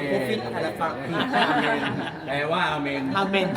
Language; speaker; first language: French; non-native, fluent; Thai